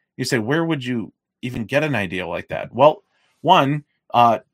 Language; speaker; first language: English; native; English